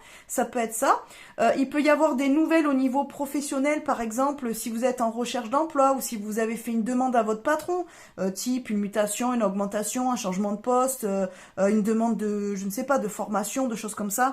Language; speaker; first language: French; native; French